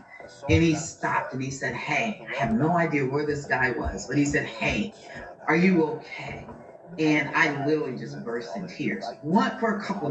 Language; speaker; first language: English; native; English